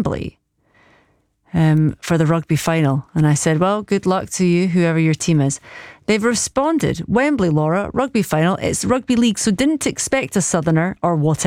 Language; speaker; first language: English; native; English